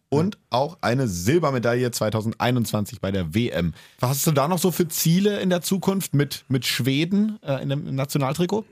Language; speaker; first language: German; native; German